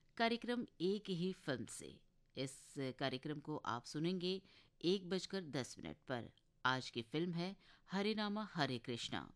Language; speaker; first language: Hindi; native; Hindi